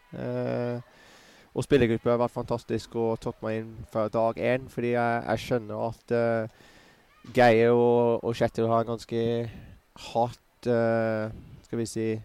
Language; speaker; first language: Norwegian; non-native, fluent; English